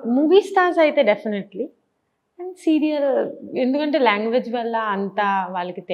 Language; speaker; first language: Telugu; non-native, learner; Bangla